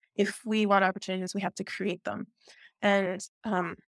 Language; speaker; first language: English; early bilingual, other home language; Spanish